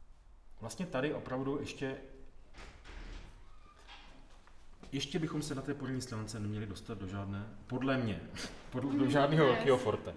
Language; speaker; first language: Czech; native; Czech